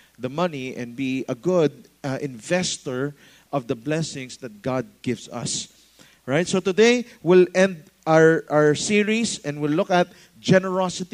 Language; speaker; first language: English; non-native, local second language; Filipino